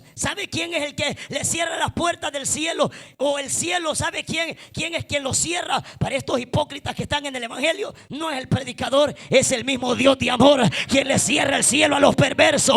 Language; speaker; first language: Spanish; native; Spanish